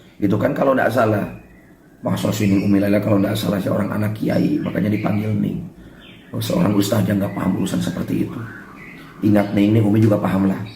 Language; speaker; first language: Indonesian; non-native, local second language; Sundanese